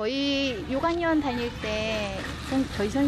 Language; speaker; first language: Korean; non-native, fluent; Khmer